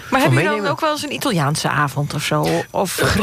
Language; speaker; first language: Dutch; native; Dutch